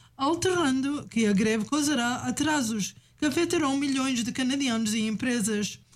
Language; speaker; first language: Portuguese; native; Portuguese